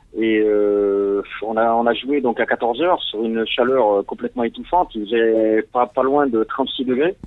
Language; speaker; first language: French; non-native, local second language; Arabic